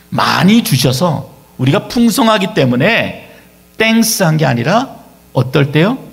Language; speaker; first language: Korean; native; Korean